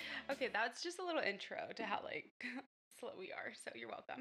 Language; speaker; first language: English; native; English